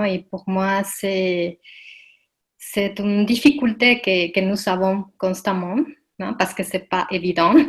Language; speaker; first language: French; non-native, fluent; Spanish